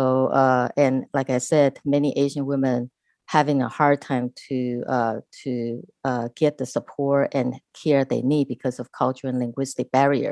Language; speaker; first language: English; non-native, fluent; Chinese